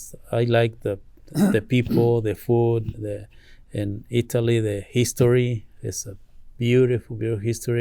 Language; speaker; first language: English; non-native, learner; Spanish